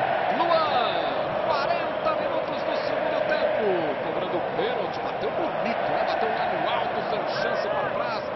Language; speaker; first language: Portuguese; native; Portuguese